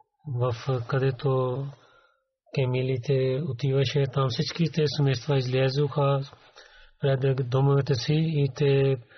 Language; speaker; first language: Bulgarian; non-native, learner; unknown